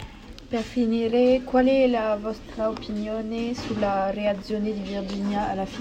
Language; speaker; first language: Italian; non-native, learner; French